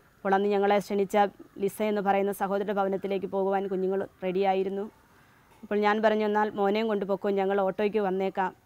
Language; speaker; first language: Malayalam; native; Malayalam